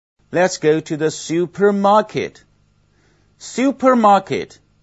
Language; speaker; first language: English; non-native, fluent; Chinese